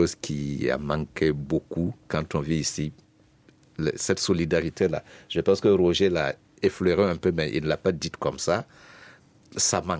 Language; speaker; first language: French; non-native, local second language; Mossi